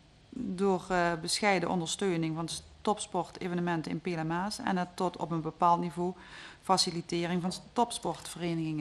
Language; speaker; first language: Dutch; native; Dutch